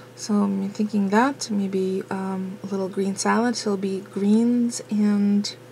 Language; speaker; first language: English; early bilingual, other home language; Russian